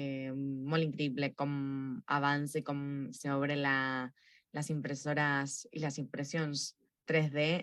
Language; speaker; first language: Catalan; non-native, local second language; Spanish